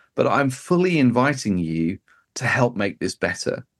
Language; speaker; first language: English; native; English